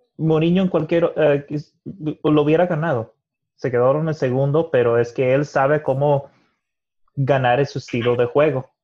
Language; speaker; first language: Spanish; early bilingual, heritage; Spanish